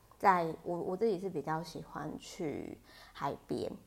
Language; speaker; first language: Chinese; native; Chinese